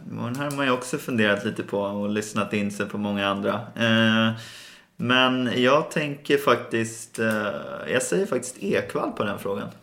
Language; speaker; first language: Swedish; native; Swedish